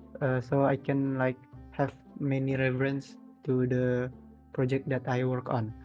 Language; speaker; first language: English; non-native, learner; Indonesian